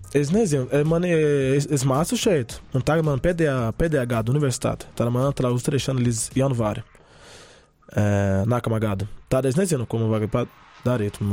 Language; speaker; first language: Latvian; non-native, learner; Portuguese